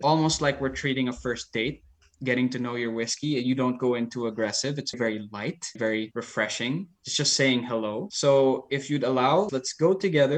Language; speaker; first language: English; non-native, local second language; Filipino